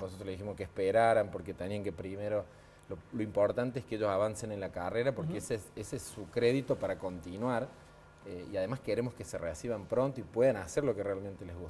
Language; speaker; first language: Spanish; native; Spanish